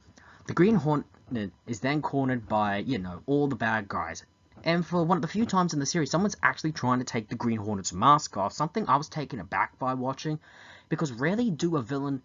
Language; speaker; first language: English; native; English